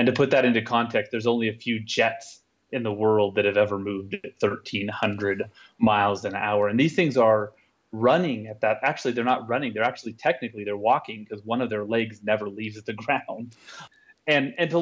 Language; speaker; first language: English; native; English